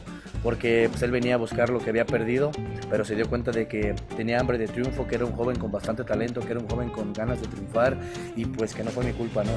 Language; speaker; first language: Spanish; native; Spanish